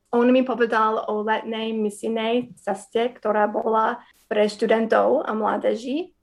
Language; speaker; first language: Slovak; non-native, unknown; English